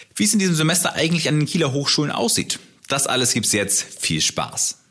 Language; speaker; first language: German; native; German